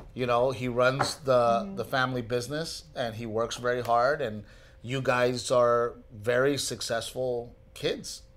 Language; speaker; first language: English; native; English